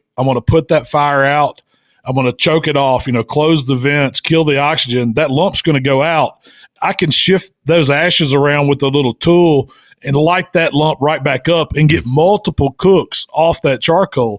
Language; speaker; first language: English; native; English